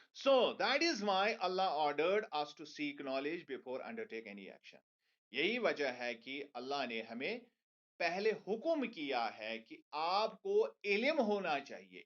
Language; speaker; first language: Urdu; non-native, local second language; Kashmiri